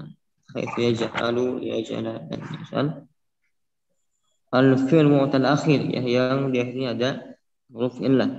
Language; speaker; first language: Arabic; non-native, fluent; Indonesian